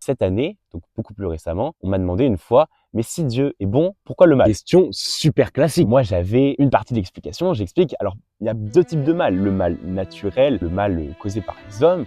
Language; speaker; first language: French; native; French